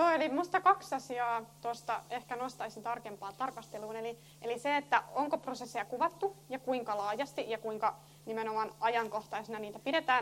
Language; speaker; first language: Finnish; native; Finnish